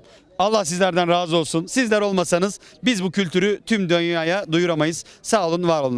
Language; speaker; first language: Turkish; native; Turkish